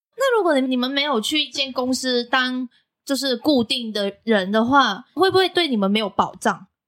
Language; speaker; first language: Chinese; non-native, local second language; Cantonese